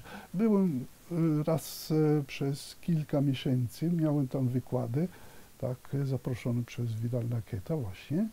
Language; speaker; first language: Polish; non-native, fluent; Italian